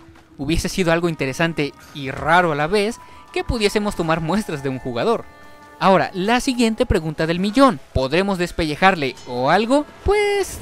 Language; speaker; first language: Spanish; native; Spanish